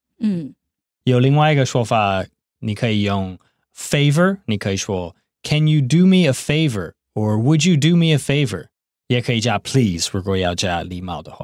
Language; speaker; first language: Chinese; non-native, fluent; English